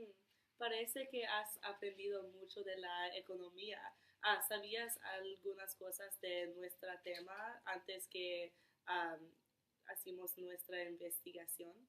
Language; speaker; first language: Spanish; non-native, learner; English